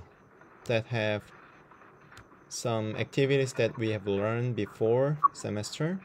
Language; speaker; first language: English; non-native, fluent; Korean